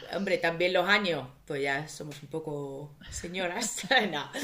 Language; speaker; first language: Spanish; native; Spanish